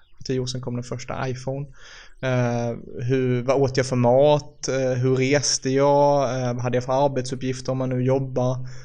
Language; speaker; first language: Swedish; native; Swedish